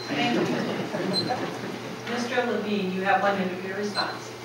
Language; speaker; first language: English; native; English